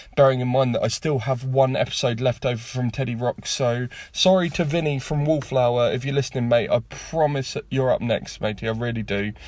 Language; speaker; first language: English; native; English